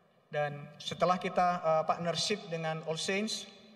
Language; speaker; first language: Indonesian; non-native, local second language; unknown